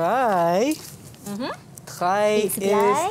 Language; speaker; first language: German; non-native, learner; Malay